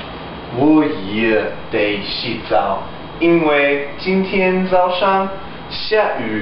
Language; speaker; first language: Chinese; non-native, learner; English